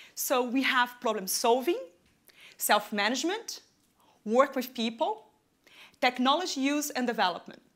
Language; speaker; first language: English; non-native, fluent; Portuguese